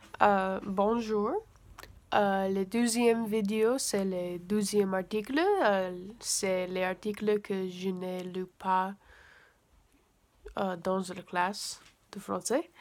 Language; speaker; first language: French; non-native, learner; English